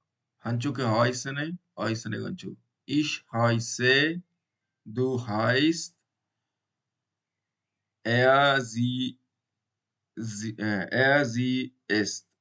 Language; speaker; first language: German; non-native, learner; Baluchi